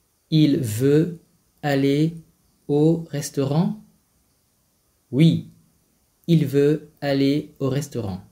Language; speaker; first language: French; non-native, fluent; Vietnamese